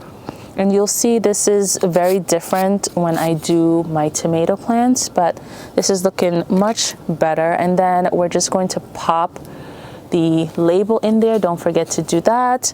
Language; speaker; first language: English; native; English